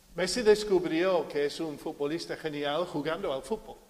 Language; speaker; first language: Spanish; non-native, fluent; English